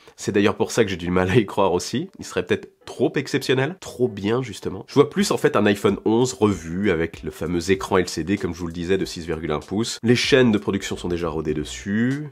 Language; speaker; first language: French; native; French